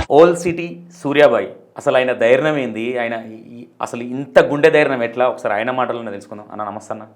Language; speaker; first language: Telugu; native; Telugu